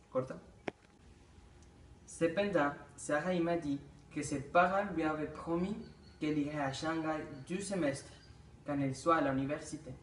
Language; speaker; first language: French; non-native, learner; Spanish